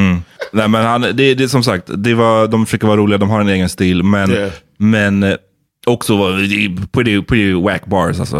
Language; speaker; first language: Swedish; native; Swedish